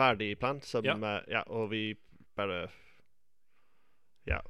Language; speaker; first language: Norwegian; non-native, fluent; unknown